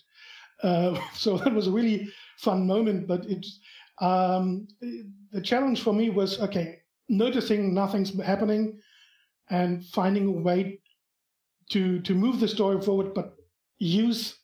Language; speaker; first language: English; non-native, fluent; German